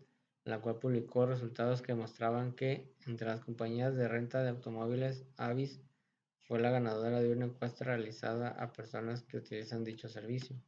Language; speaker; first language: Spanish; native; Spanish